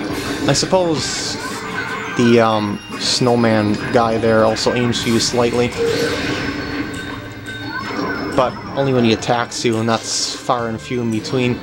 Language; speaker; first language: English; native; English